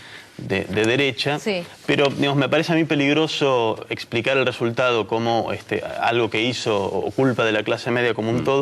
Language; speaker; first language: Spanish; native; Spanish